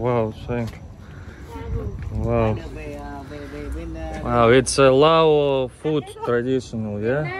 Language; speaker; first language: English; non-native, fluent; Russian